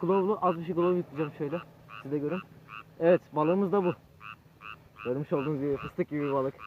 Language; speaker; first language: Turkish; native; Turkish